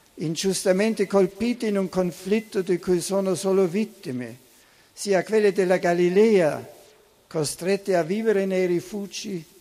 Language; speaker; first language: Italian; non-native, fluent; German